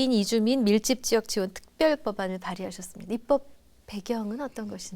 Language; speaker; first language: Korean; native; Korean